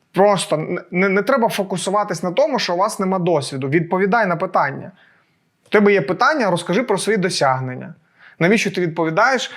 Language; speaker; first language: Ukrainian; non-native, local second language; Russian